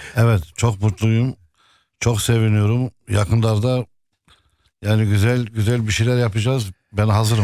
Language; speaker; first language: Turkish; early bilingual, other home language; Arabic